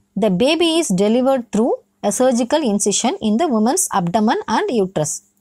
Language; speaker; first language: English; non-native, local second language; Tamil